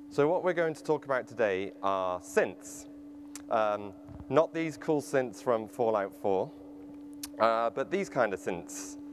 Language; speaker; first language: English; native; English